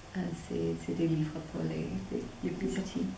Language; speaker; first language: French; non-native, fluent; English